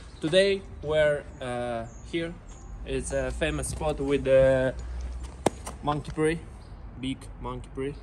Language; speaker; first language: English; non-native, learner; Russian